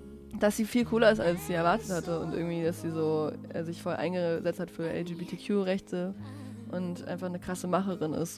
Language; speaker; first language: German; native; German